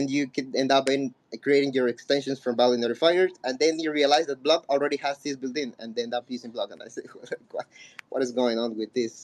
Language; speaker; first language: English; non-native, fluent; Spanish